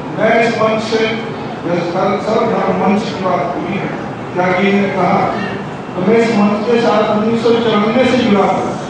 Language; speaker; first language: Hindi; non-native, local second language; Punjabi